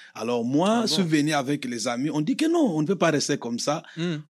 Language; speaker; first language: French; non-native, local second language; Lingala